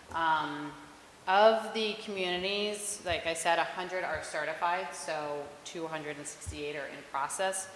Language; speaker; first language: English; native; English